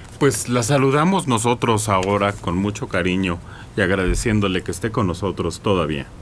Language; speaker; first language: Spanish; native; Spanish